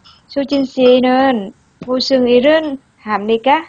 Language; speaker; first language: Korean; non-native, learner; Vietnamese